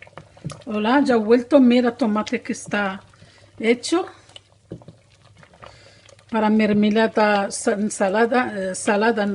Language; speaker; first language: Spanish; non-native, learner; Arabic